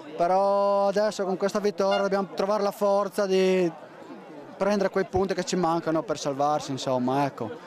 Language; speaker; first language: Italian; native; Italian